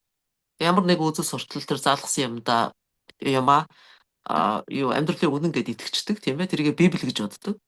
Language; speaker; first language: Mongolian; native; Mongolian